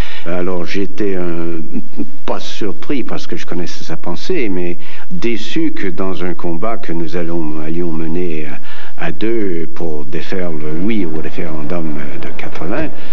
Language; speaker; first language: French; native; French